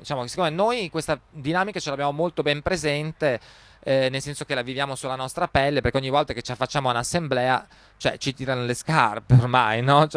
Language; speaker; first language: Italian; native; Italian